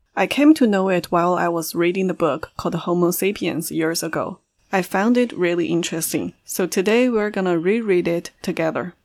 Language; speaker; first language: English; non-native, fluent; Chinese